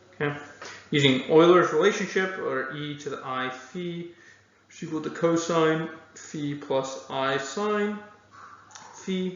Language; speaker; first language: English; native; English